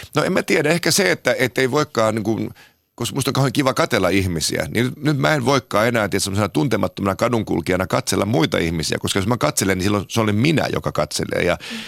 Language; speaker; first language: Finnish; native; Finnish